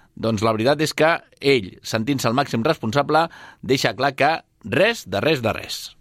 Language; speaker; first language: Catalan; native; Catalan